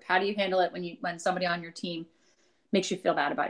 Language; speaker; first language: English; native; English